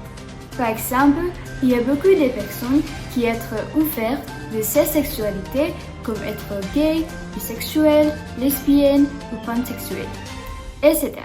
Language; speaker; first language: French; non-native, learner; Indonesian